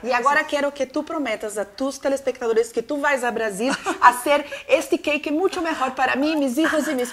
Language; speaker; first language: Spanish; non-native, learner; Portuguese